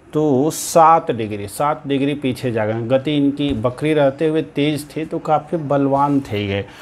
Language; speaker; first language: Hindi; native; Hindi